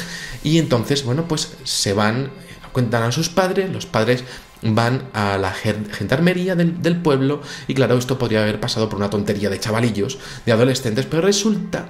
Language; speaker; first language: Spanish; native; Spanish